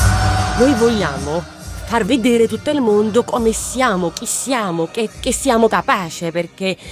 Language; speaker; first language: Italian; non-native, learner; Georgian